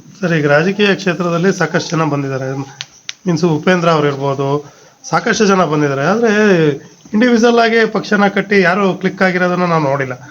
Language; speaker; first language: Kannada; native; Kannada